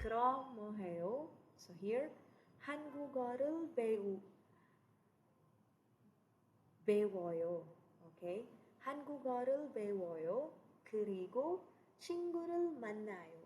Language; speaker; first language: Korean; non-native, fluent; Cebuano